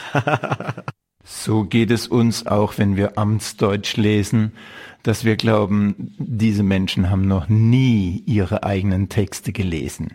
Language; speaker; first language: German; native; German